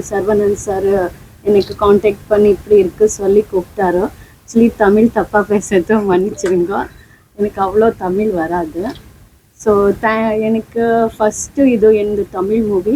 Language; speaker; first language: Tamil; non-native, learner; Kannada